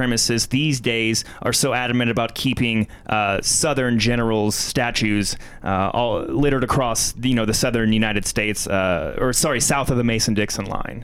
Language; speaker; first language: English; native; English